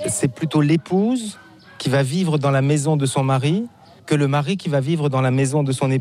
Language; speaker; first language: French; native; French